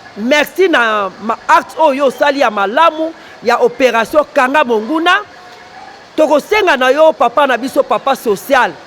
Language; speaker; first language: Lingala; native; Lingala